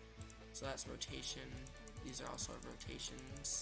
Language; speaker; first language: English; native; English